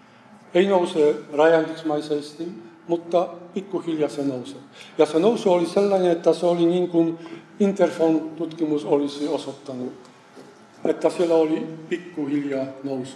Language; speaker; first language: Finnish; non-native, fluent; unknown